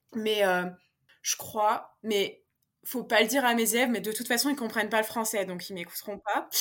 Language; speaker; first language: French; native; French